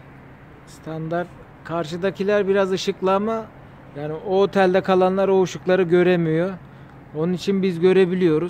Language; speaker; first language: Turkish; native; Turkish